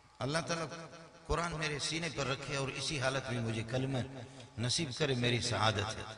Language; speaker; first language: Urdu; non-native, local second language; Brahui